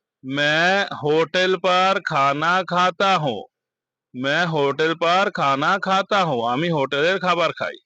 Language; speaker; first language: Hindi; non-native, fluent; Bangla